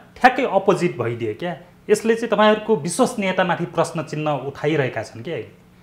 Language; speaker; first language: Nepali; native; Nepali